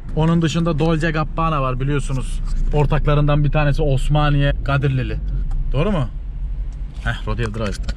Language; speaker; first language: Turkish; native; Turkish